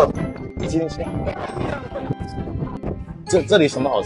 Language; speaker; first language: Chinese; early bilingual, heritage; Chinese